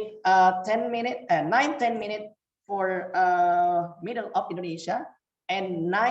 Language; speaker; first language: English; non-native, fluent; Indonesian